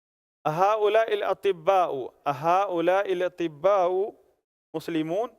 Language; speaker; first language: Arabic; non-native, fluent; Urdu